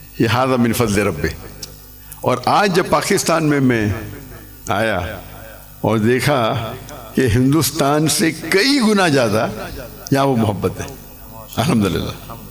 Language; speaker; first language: Urdu; non-native, local second language; English